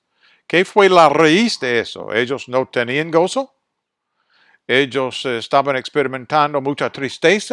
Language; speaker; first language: Spanish; non-native, fluent; English